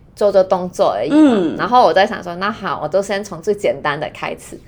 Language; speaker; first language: Chinese; non-native, fluent; Cantonese